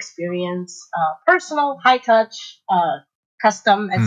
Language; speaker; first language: English; non-native, fluent; Portuguese